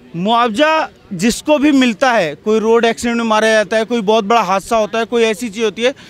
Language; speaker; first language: Hindi; native; Hindi